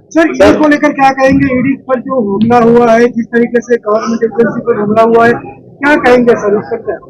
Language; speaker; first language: Hindi; non-native, local second language; Odia